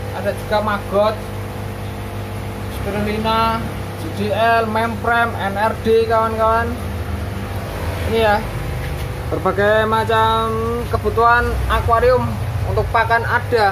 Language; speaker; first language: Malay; non-native, local second language; Javanese